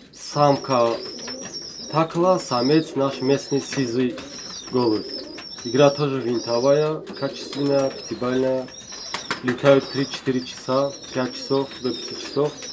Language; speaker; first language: Russian; non-native, local second language; Tajik